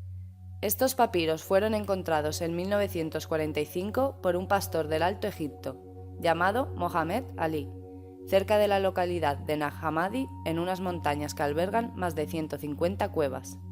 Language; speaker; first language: Spanish; native; Spanish